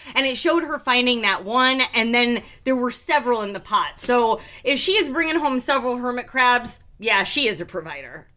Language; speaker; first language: English; native; English